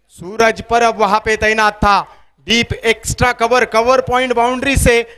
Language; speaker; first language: Hindi; non-native, local second language; Marathi